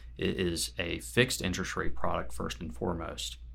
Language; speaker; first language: English; native; English